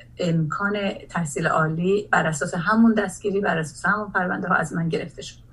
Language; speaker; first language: Persian; non-native, local second language; Azerbaijani